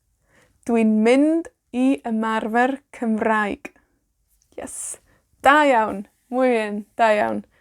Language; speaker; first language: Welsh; non-native, fluent; Spanish